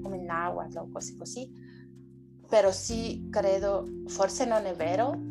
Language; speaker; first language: Italian; non-native, learner; Spanish